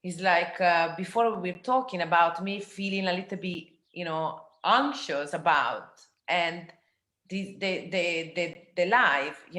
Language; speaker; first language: English; non-native, fluent; Italian